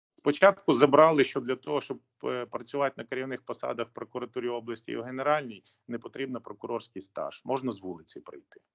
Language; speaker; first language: Ukrainian; native; Ukrainian